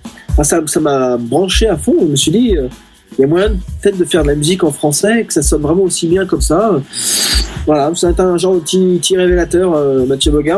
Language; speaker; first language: French; native; French